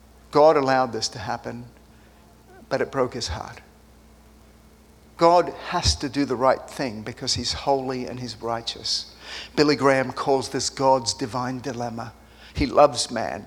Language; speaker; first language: English; early bilingual, other home language; Spanish